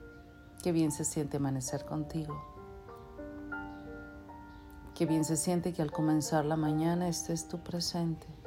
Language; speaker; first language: Spanish; native; Spanish